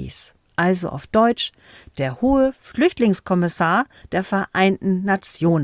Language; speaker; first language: German; native; German